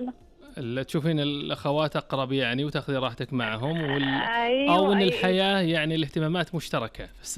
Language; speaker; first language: Arabic; native; Arabic